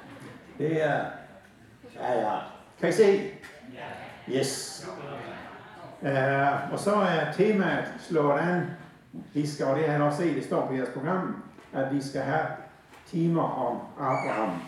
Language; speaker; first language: Danish; native; Danish